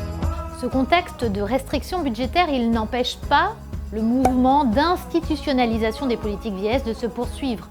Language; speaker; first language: French; native; French